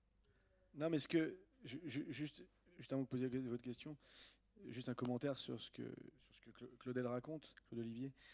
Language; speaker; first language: French; native; French